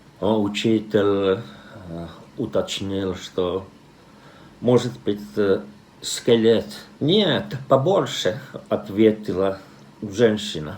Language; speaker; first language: Russian; non-native, fluent; Finnish